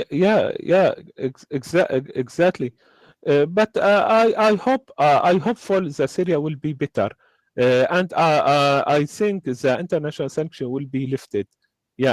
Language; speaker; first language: English; non-native, learner; Arabic